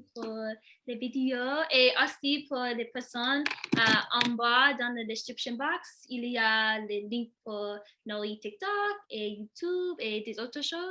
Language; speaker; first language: French; non-native, learner; English